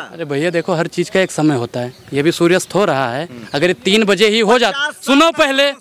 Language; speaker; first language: Hindi; native; Hindi